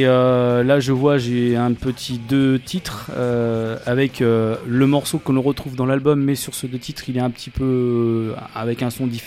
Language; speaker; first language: French; native; French